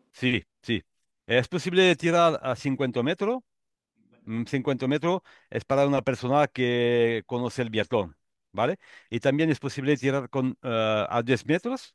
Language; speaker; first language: Spanish; non-native, learner; French